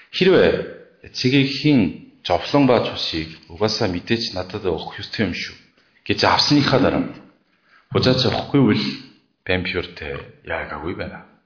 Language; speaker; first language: Mongolian; non-native, fluent; Korean